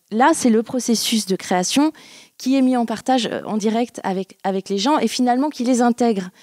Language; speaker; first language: French; native; French